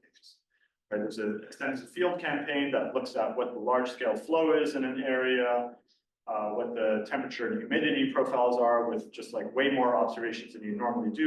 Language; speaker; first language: English; native; English